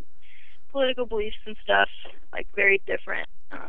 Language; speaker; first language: English; native; English